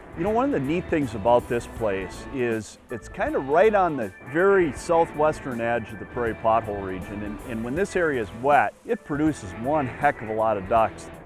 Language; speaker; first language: English; native; English